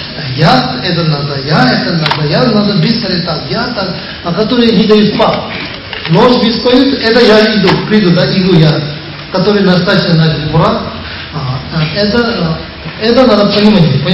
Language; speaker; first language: Russian; non-native, learner; Tibetan